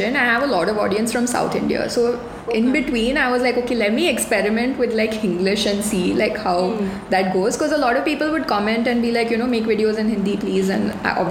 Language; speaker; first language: English; non-native, local second language; Hindi